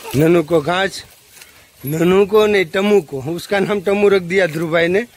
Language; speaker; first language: Hindi; non-native, local second language; Gujarati